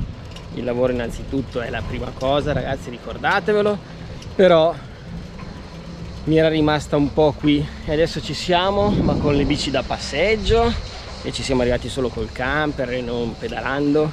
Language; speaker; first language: Italian; native; Italian